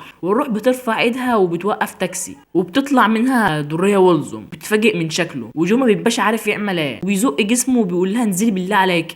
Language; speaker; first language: Arabic; native; Arabic